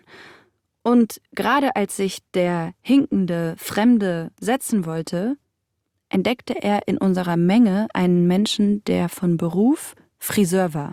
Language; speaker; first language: German; native; German